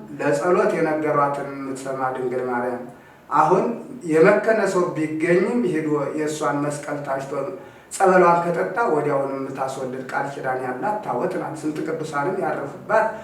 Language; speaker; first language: Amharic; native; Amharic